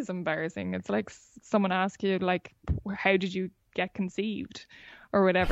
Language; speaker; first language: English; native; English